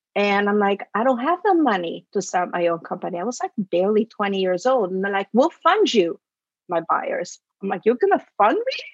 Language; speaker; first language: English; early bilingual, other home language; Italian